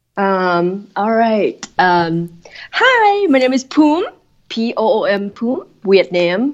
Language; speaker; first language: English; non-native, fluent; Thai